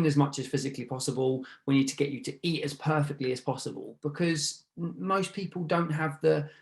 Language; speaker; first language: English; native; English